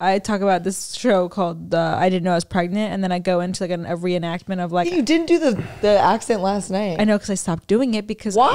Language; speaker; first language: English; native; English